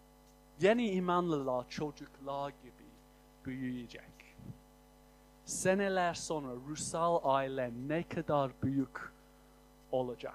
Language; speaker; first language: Turkish; non-native, fluent; English